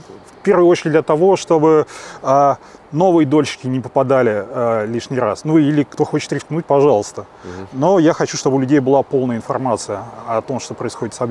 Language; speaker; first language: Russian; native; Russian